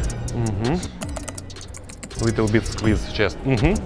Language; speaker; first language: English; non-native, learner; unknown